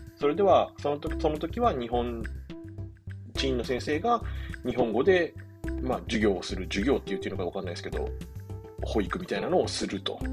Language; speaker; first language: Japanese; early bilingual, other home language; Chinese